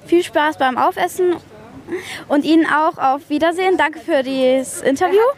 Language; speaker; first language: German; native; German